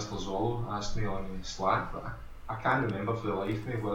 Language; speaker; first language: English; native; English